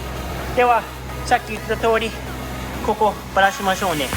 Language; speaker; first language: Japanese; early bilingual, heritage; Japanese